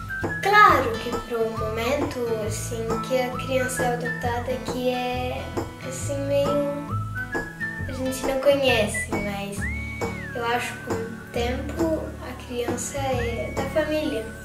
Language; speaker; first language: Portuguese; early bilingual, heritage; Portuguese